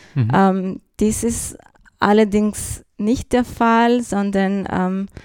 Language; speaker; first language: German; non-native, fluent; Greek